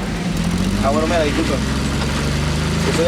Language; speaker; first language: Spanish; native; Spanish